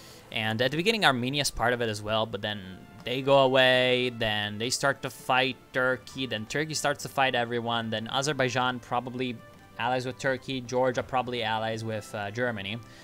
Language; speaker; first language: English; native; English